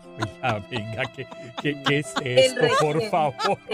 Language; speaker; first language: Spanish; native; Spanish